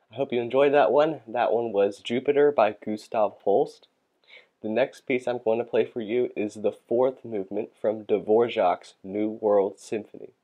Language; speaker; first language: English; native; English